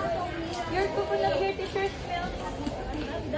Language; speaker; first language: English; non-native, local second language; Filipino